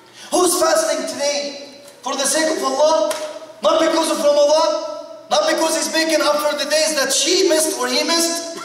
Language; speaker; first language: English; non-native, fluent; Arabic